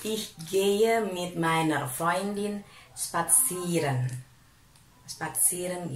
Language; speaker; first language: German; non-native, fluent; Indonesian